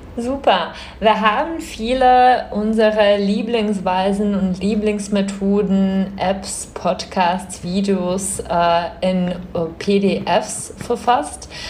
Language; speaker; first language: German; non-native, fluent; Czech